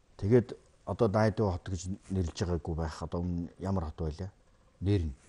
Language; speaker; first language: Mongolian; native; Mongolian